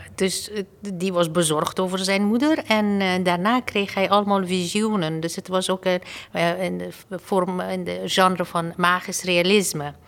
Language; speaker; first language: Dutch; non-native, fluent; Persian